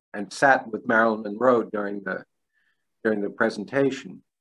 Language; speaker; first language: English; native; English